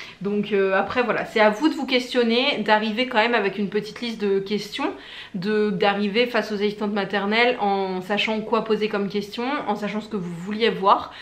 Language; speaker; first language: French; native; French